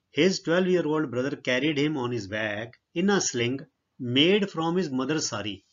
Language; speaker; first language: English; non-native, local second language; Punjabi